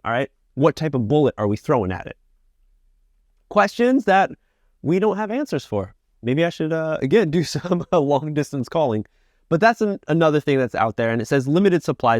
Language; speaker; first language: English; native; English